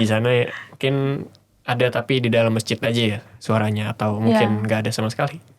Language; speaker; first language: Indonesian; native; Indonesian